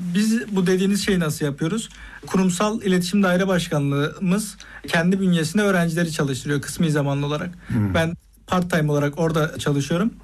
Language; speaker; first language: Turkish; native; Turkish